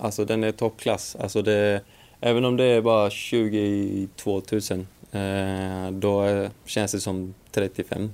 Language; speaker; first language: Swedish; non-native, fluent; Icelandic